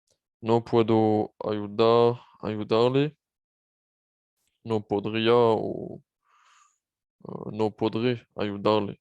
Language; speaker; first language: Spanish; non-native, learner; French